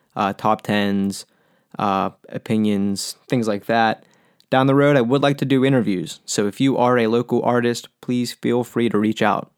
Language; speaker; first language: English; native; English